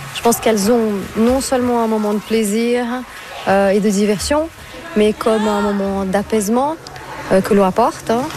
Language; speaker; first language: French; non-native, fluent; Portuguese